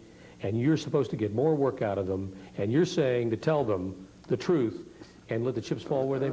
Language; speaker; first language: English; native; English